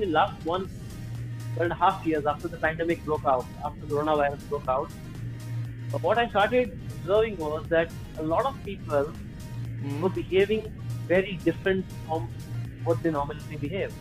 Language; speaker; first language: English; non-native, local second language; Hindi